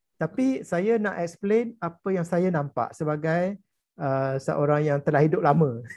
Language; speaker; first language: Malay; native; Malay